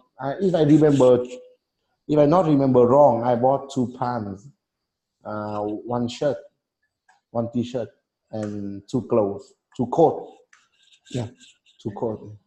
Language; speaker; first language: English; non-native, learner; Vietnamese